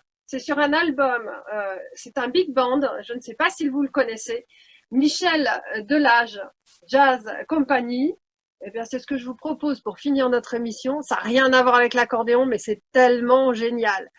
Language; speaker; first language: French; native; French